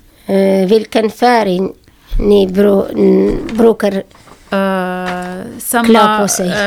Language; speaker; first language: Swedish; non-native, learner; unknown